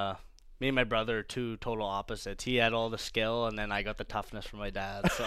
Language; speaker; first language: English; native; English